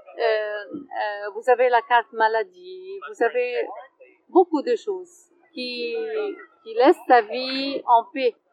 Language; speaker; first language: French; non-native, fluent; Arabic